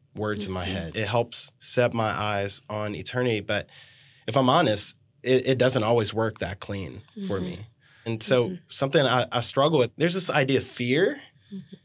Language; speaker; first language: English; native; English